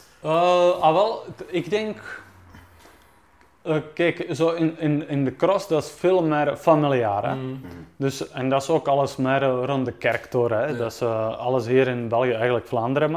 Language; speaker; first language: Dutch; non-native, fluent; Czech